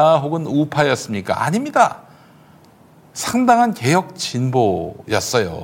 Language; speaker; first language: Korean; native; Korean